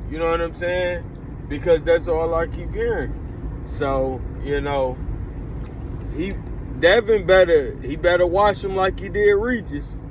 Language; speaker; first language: English; native; English